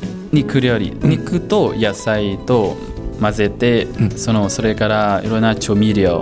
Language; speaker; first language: Japanese; non-native, fluent; Lao